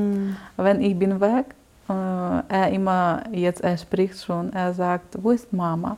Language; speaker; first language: German; non-native, learner; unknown